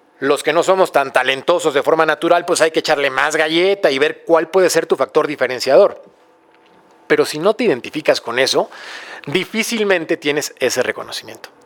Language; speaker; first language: Spanish; native; Spanish